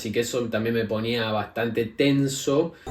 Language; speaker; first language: Spanish; native; Spanish